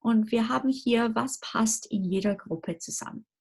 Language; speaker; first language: German; non-native, fluent; English